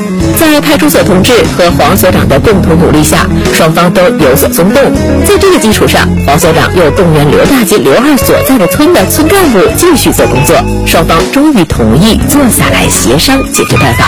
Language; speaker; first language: Chinese; native; Chinese